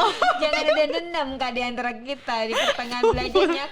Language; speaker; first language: Indonesian; native; Indonesian